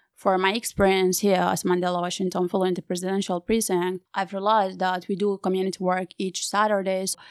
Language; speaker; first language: English; non-native, fluent; Arabic